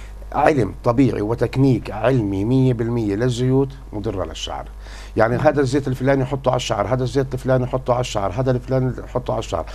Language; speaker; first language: Arabic; native; Arabic